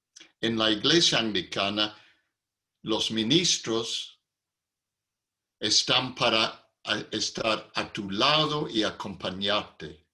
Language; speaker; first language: Spanish; non-native, fluent; English